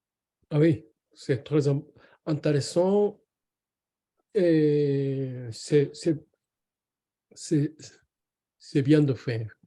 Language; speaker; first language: French; non-native, learner; Japanese